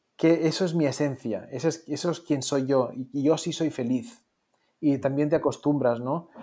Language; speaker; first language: Spanish; native; Spanish